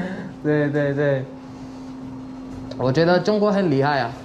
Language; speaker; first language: Chinese; non-native, fluent; English